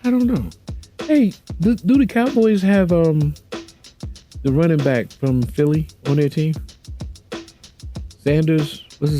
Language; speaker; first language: English; native; English